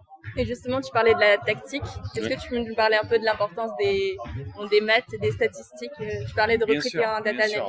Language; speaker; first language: French; native; French